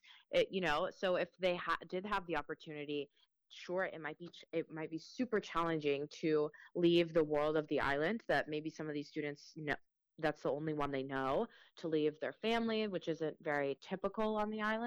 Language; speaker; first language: English; early bilingual, other home language; Spanish